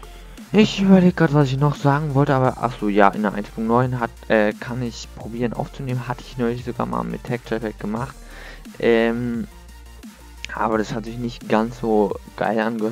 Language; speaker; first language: German; native; German